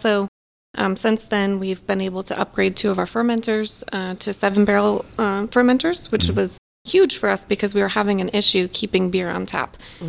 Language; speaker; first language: English; native; English